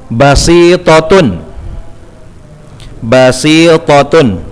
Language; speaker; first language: Arabic; non-native, fluent; Indonesian